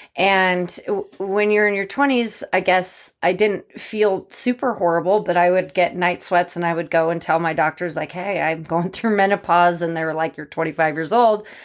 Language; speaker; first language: English; native; English